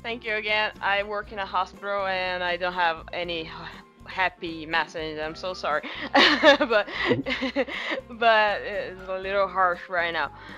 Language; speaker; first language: English; non-native, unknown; Portuguese